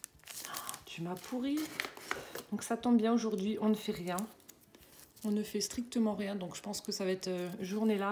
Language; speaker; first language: French; native; French